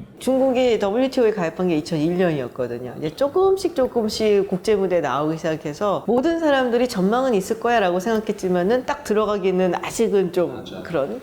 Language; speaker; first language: Korean; native; Korean